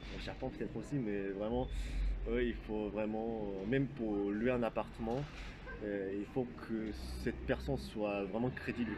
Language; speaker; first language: French; non-native, fluent; Japanese